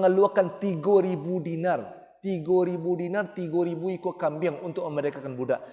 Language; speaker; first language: Malay; non-native, local second language; Minangkabau